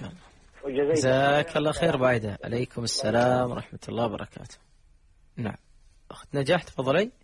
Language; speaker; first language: Arabic; native; Arabic